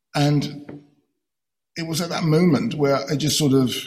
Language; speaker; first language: English; native; English